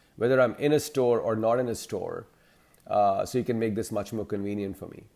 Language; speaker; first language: English; non-native, local second language; Hindi